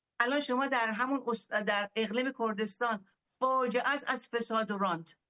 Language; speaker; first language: Persian; native; Persian